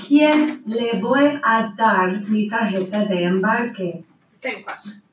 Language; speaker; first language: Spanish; non-native, learner; English